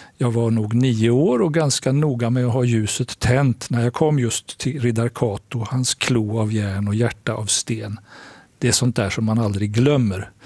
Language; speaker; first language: Swedish; native; Swedish